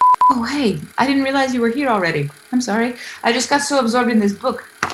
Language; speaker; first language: English; native; English